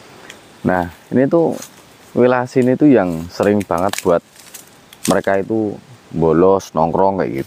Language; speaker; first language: Indonesian; native; Indonesian